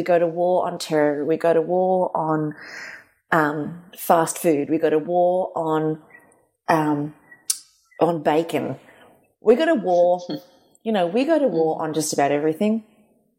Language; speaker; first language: English; native; English